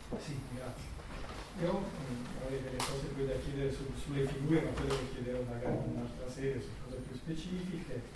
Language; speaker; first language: Italian; native; Italian